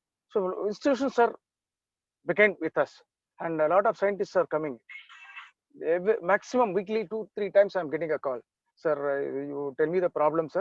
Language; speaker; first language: English; non-native, local second language; Tamil